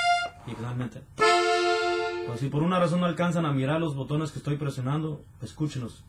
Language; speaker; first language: Spanish; native; Spanish